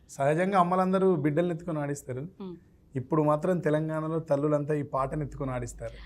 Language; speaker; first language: Telugu; native; Telugu